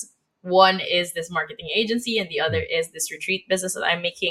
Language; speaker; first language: English; non-native, local second language; Filipino